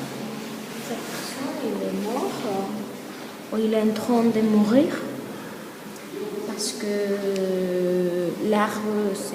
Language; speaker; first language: French; non-native, learner; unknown